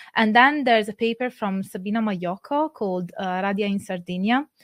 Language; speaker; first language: English; non-native, fluent; Italian